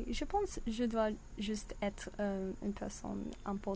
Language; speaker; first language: French; non-native, learner; English